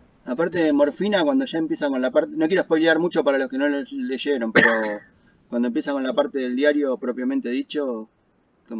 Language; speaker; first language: Spanish; native; Spanish